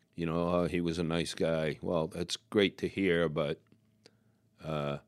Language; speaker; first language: English; native; English